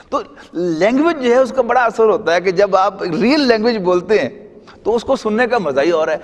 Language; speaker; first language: Urdu; non-native, local second language; Punjabi